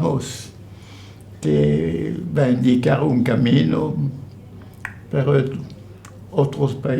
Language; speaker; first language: Spanish; non-native, fluent; French